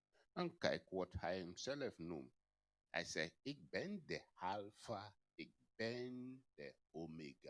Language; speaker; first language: Dutch; non-native, fluent; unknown